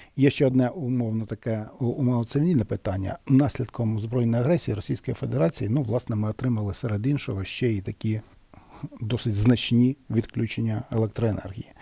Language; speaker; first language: Ukrainian; native; Ukrainian